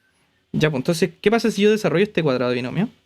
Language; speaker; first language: Spanish; native; Spanish